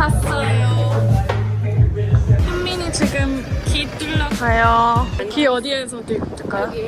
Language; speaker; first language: Korean; early bilingual, heritage; English